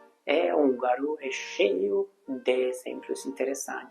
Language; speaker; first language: Portuguese; non-native, fluent; Hungarian